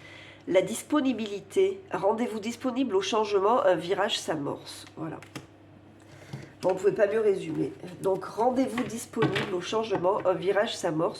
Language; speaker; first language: French; native; French